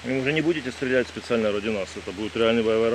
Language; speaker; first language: Russian; native; Russian